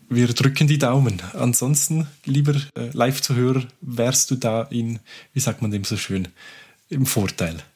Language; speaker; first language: German; native; German